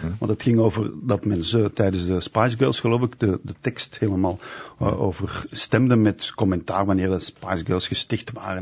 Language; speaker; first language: Dutch; native; Dutch